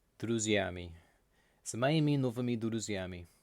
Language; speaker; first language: Russian; non-native, fluent; English